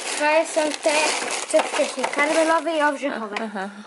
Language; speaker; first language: Polish; early bilingual, heritage; Polish